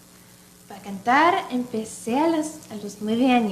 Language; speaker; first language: Spanish; early bilingual, other home language; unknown